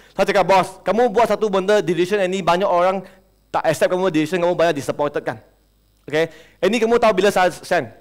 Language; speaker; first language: Malay; non-native, local second language; Chinese